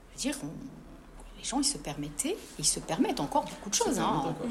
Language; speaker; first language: French; non-native, local second language; Arabic